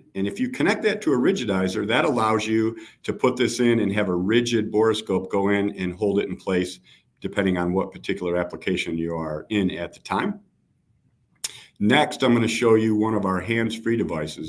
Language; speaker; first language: English; native; English